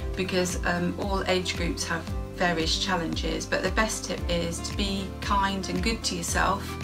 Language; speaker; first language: English; native; English